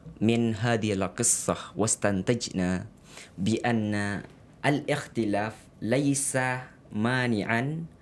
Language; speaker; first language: Arabic; non-native, fluent; Indonesian